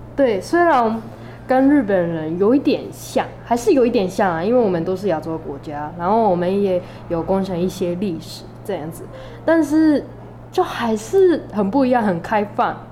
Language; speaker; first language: Chinese; non-native, fluent; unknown